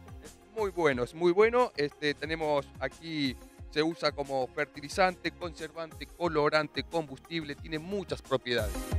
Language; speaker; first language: Spanish; native; Spanish